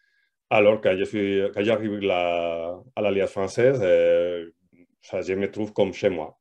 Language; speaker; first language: French; non-native, fluent; Spanish